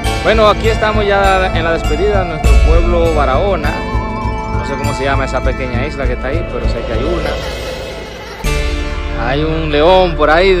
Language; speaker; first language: Spanish; native; Spanish